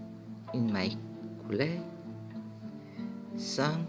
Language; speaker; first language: French; non-native, fluent; Greek